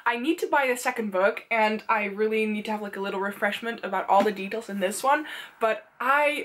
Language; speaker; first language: English; non-native, fluent; Dutch